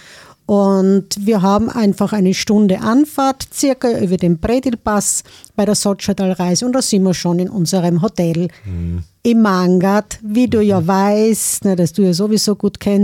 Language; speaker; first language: German; native; German